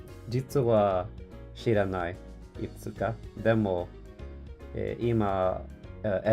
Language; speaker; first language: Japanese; non-native, learner; English